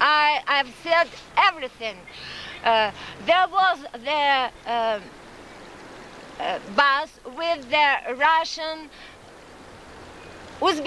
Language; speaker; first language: English; non-native, learner; Russian